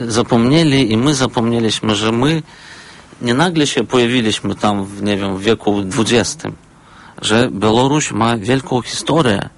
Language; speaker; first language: Polish; non-native, fluent; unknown